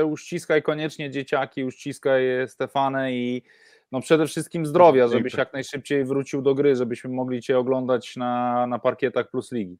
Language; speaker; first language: Polish; native; Polish